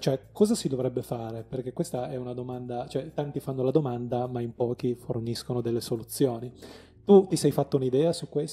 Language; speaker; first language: Italian; native; Italian